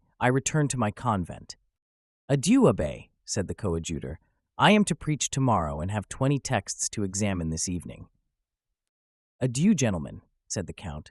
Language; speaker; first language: English; native; English